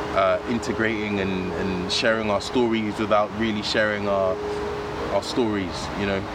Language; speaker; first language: English; native; English